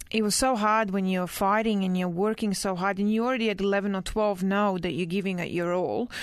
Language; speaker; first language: English; early bilingual, other home language; Croatian